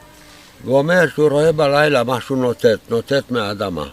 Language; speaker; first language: Hebrew; non-native, fluent; Romanian